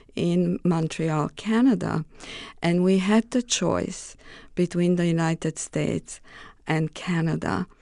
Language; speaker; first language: English; non-native, fluent; Romanian